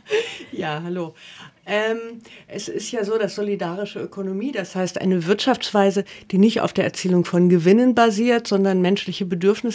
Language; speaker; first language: German; native; German